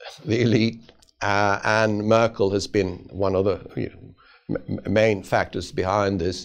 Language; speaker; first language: English; non-native, fluent; Swedish